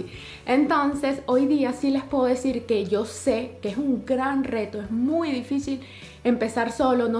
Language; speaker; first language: Spanish; native; Spanish